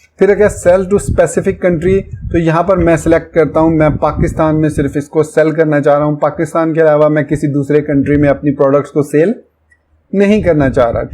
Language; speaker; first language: Urdu; non-native, local second language; Punjabi